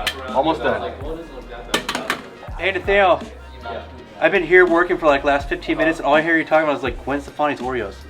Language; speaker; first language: English; native; English